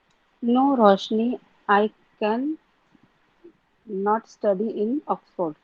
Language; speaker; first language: English; non-native, learner; Hindi